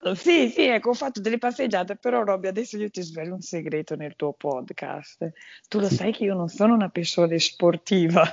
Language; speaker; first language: Italian; non-native, fluent; Portuguese